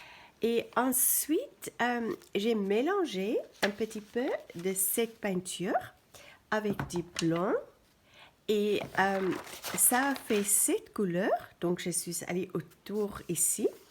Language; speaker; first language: French; non-native, fluent; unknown